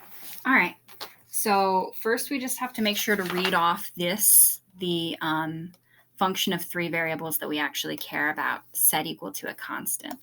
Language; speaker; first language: English; native; English